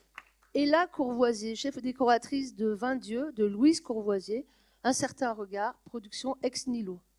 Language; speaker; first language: French; native; French